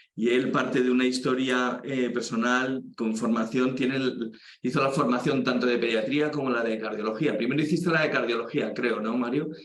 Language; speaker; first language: Spanish; native; Spanish